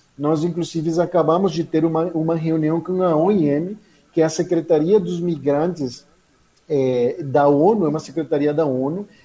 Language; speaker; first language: Portuguese; non-native, fluent; Spanish